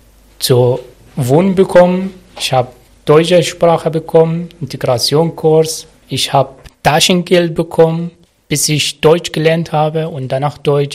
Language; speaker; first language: German; non-native, learner; Arabic